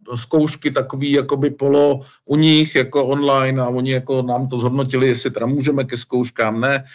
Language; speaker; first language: Czech; native; Czech